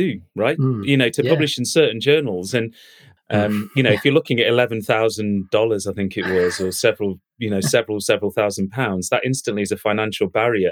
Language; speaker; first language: English; native; English